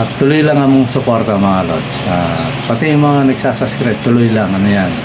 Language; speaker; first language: Filipino; non-native, local second language; Pampanga